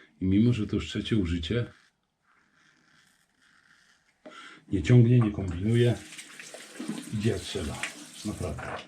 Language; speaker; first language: Polish; native; Polish